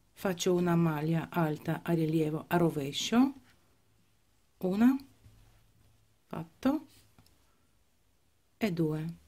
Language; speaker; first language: Italian; non-native, fluent; Ukrainian